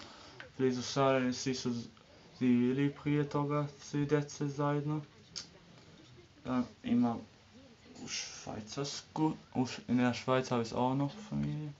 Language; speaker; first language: German; early bilingual, other home language; Serbian